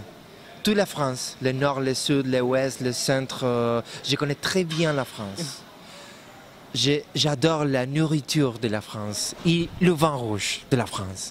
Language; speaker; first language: French; non-native, learner; Spanish